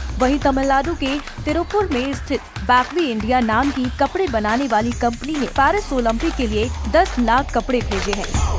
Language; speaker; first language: Hindi; native; Hindi